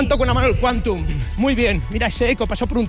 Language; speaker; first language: Spanish; native; Spanish